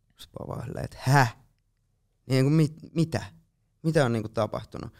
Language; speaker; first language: Finnish; native; Finnish